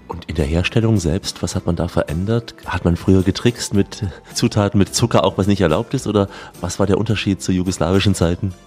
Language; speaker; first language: German; native; German